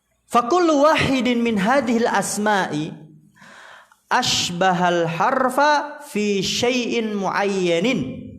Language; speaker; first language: Arabic; non-native, fluent; Indonesian